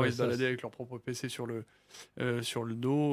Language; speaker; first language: French; native; French